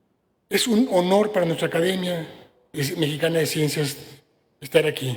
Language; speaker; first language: Spanish; native; Spanish